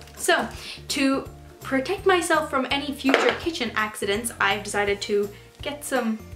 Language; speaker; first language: English; native; English